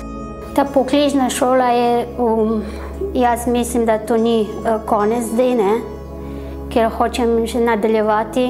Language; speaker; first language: Slovenian; non-native, fluent; Nepali